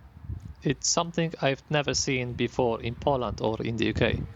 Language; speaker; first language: English; non-native, fluent; Polish